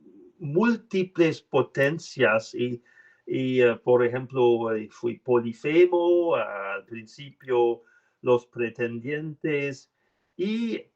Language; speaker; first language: Spanish; non-native, learner; French